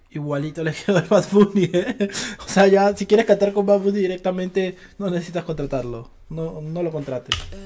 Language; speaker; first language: Spanish; native; Spanish